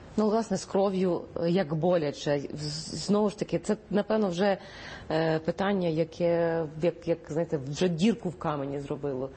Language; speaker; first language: Ukrainian; native; Ukrainian